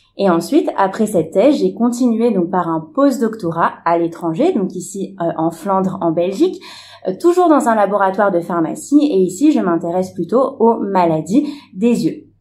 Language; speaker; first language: French; native; French